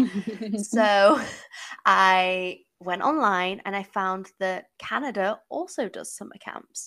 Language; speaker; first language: English; native; English